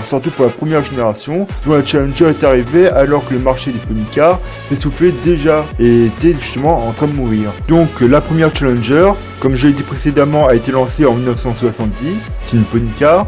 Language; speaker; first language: French; native; French